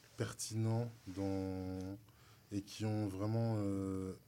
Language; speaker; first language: French; native; French